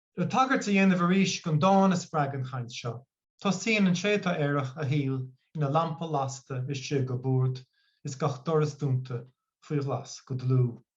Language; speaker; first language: Irish; non-native, local second language; English